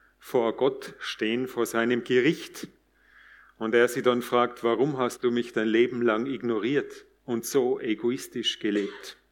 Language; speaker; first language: German; native; German